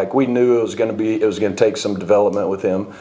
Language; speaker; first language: English; native; English